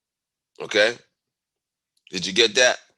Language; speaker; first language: English; native; English